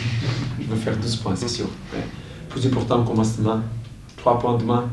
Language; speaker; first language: French; non-native, fluent; Portuguese